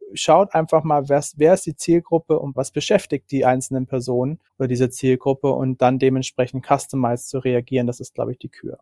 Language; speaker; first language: German; native; German